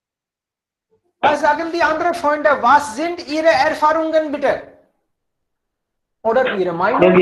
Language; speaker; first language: German; non-native, fluent; Hindi